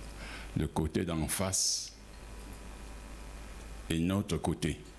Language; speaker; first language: French; non-native, local second language; Ghomala